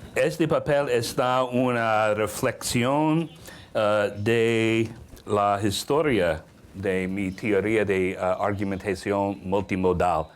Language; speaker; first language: Spanish; non-native, learner; English